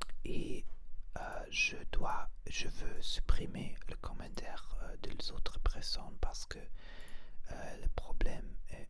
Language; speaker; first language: French; non-native, learner; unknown